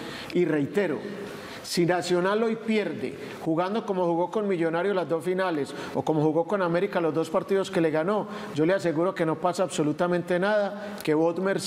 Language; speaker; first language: Spanish; native; Spanish